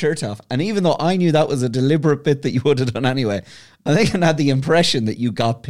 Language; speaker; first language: English; native; English